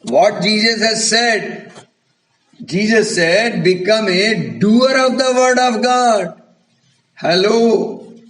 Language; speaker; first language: English; non-native, local second language; Hindi